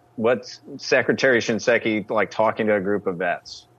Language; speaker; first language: English; native; English